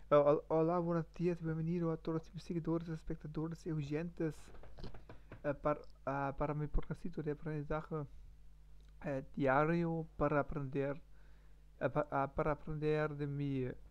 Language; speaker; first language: Portuguese; non-native, learner; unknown